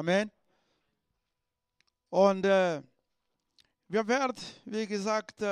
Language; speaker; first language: German; non-native, learner; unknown